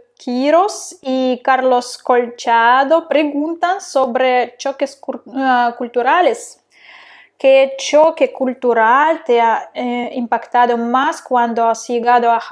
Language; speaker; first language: Spanish; non-native, fluent; Russian